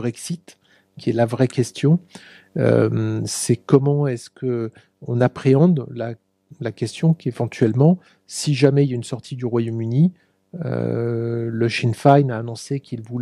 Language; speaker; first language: French; native; French